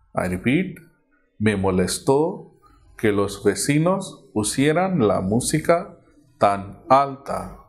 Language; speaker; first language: Spanish; non-native, fluent; Hindi